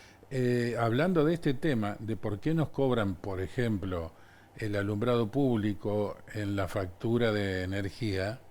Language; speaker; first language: Spanish; native; Spanish